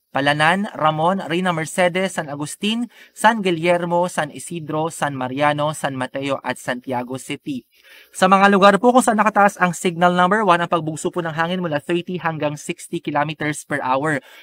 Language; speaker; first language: Filipino; non-native, local second language; Bikol